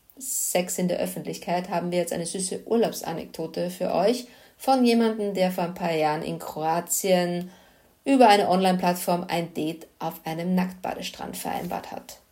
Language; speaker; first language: German; native; German